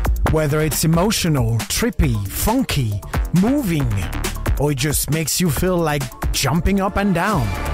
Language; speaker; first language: English; non-native, fluent; French